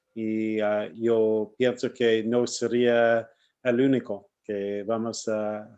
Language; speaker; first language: Spanish; non-native, learner; English